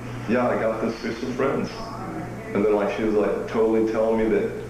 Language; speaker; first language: English; native; English